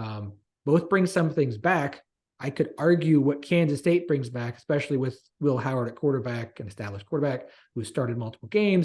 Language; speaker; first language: English; native; English